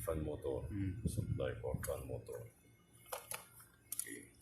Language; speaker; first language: English; non-native, local second language; Filipino